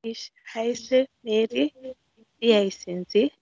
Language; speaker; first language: German; non-native, learner; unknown